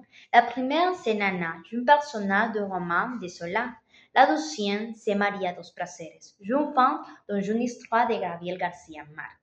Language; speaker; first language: French; non-native, learner; Spanish